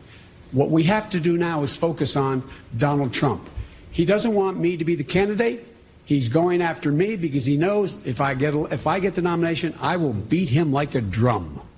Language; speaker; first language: English; native; English